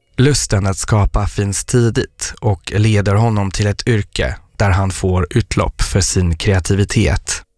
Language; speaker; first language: Swedish; non-native, fluent; French